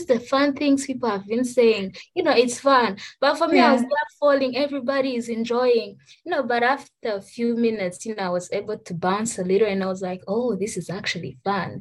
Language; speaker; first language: English; non-native, local second language; Kinyarwanda